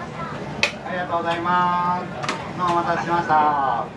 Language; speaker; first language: Japanese; native; Japanese